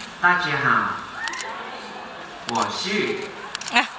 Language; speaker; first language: Chinese; non-native, learner; Thai